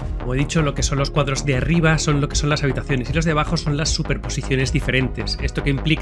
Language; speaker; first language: Spanish; native; Spanish